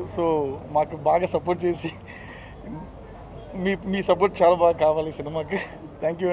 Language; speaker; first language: Telugu; non-native, learner; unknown